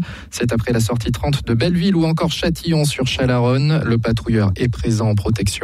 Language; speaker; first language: French; native; French